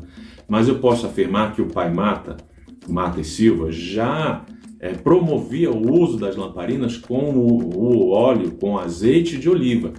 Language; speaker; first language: Portuguese; native; Portuguese